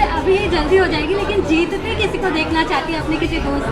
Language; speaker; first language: Hindi; native; Hindi